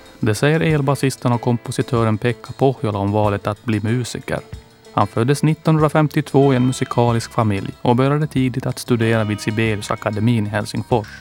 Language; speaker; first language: Swedish; native; Swedish